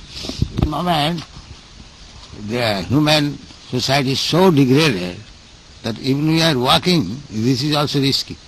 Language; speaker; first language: English; non-native, local second language; Bangla